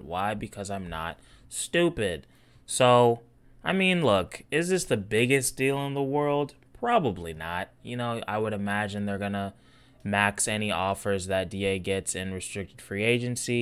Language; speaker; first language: English; native; English